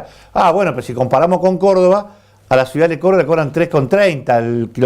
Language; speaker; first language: Spanish; native; Spanish